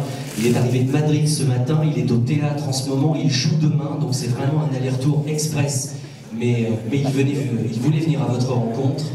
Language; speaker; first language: French; native; French